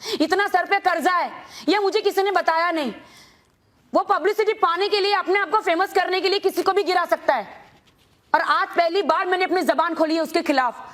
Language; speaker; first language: Hindi; native; Hindi